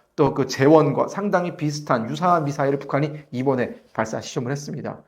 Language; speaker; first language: Korean; native; Korean